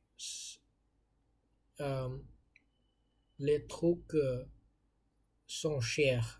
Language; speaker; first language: French; non-native, learner; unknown